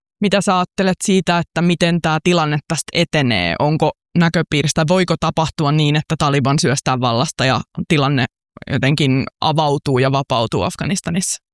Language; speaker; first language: Finnish; native; Finnish